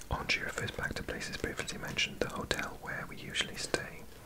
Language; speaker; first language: English; native; English